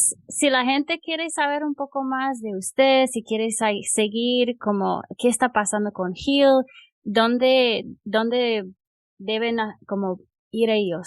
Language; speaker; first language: Spanish; non-native, fluent; English